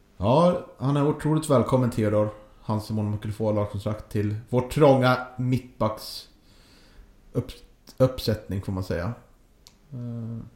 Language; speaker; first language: Swedish; native; Swedish